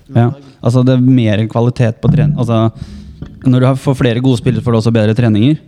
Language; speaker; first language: Norwegian; native; Norwegian